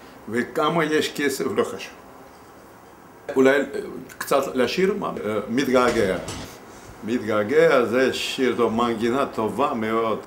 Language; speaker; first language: Hebrew; non-native, learner; Russian